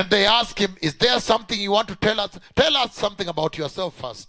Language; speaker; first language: English; non-native, local second language; Luo (Kenya and Tanzania)